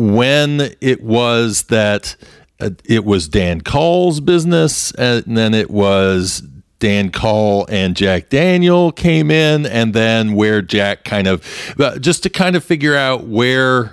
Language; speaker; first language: English; native; English